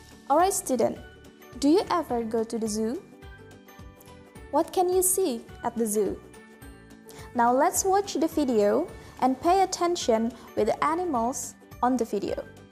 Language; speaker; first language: English; non-native, fluent; Indonesian